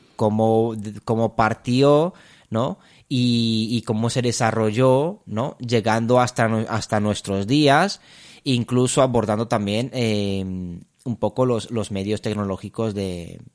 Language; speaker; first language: Spanish; non-native, fluent; Romanian